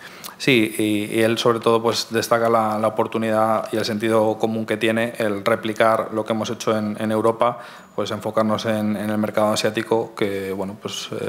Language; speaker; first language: Spanish; native; Spanish